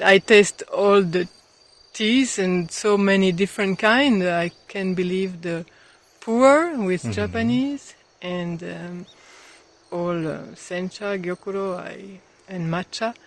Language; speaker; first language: English; non-native, fluent; French